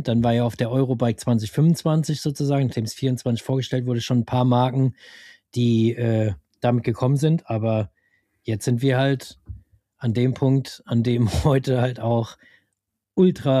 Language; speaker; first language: German; native; German